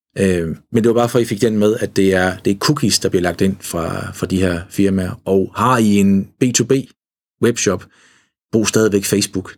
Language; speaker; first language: Danish; native; Danish